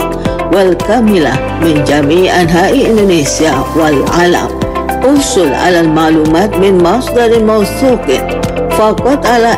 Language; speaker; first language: Arabic; non-native, fluent; Indonesian